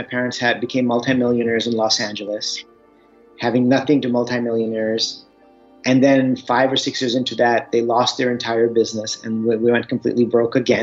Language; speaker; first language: English; early bilingual, other home language; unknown